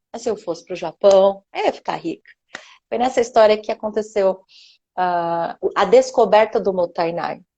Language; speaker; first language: Portuguese; non-native, local second language; Japanese